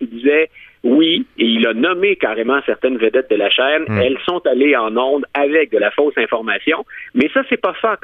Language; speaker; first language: French; native; French